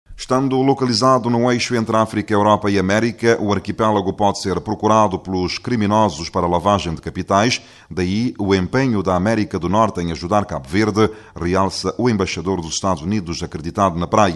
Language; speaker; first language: Portuguese; non-native, local second language; Kabuverdianu